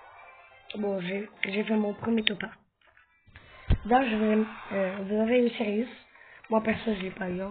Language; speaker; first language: French; native; French